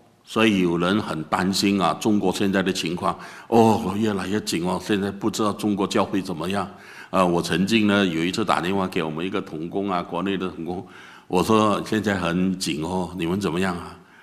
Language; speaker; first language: Chinese; native; Chinese